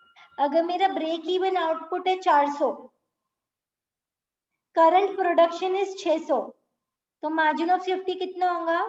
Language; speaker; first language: Hindi; native; Hindi